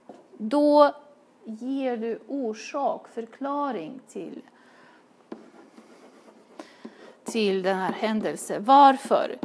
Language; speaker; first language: Swedish; non-native, fluent; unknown